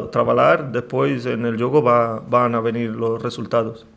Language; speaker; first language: Portuguese; non-native, learner; Spanish